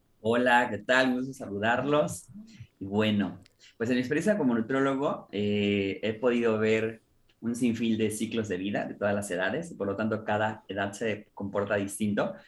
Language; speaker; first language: Spanish; native; Spanish